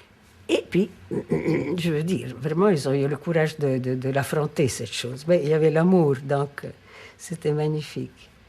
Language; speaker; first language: French; non-native, fluent; Italian